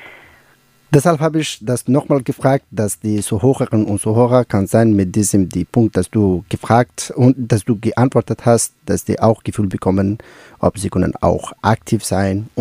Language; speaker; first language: German; non-native, learner; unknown